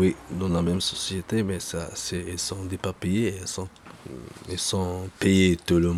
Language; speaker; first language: French; non-native, local second language; Arabic